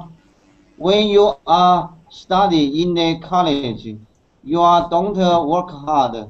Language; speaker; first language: English; non-native, learner; Chinese